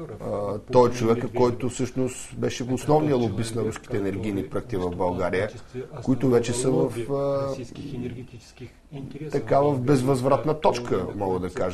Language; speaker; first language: Bulgarian; native; Bulgarian